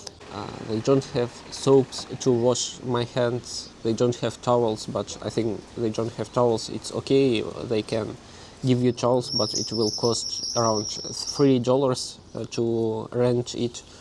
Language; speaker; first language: English; non-native, learner; Russian